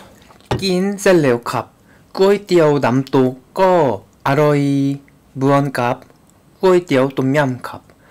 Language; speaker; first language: Thai; non-native, learner; Korean